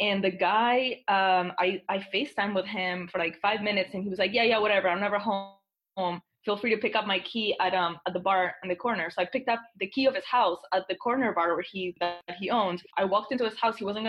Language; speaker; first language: English; non-native, fluent; Spanish